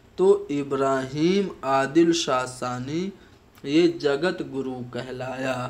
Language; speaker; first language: Urdu; native; Urdu